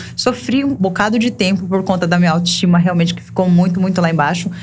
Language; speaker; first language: Portuguese; native; Portuguese